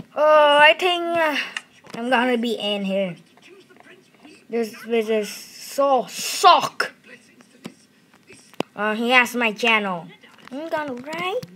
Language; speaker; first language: English; non-native, learner; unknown